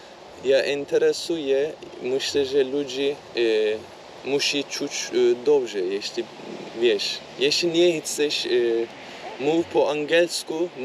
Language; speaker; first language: Polish; non-native, learner; Turkish